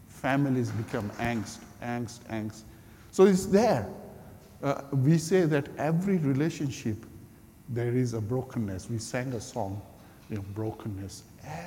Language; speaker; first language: English; non-native, local second language; Gujarati